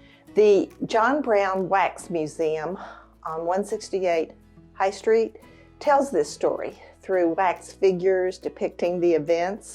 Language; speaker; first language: English; native; English